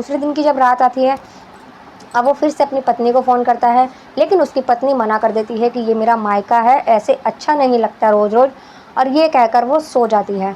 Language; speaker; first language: Hindi; native; Hindi